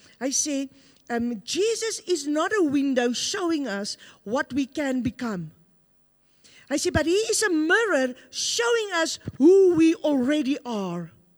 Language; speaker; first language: English; non-native, local second language; Afrikaans